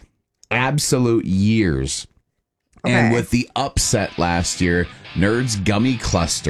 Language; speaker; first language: English; native; English